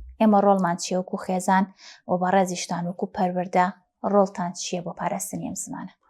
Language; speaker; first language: Central Kurdish; native; Central Kurdish